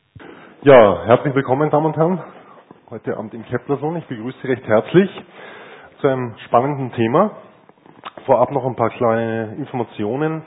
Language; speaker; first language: German; native; German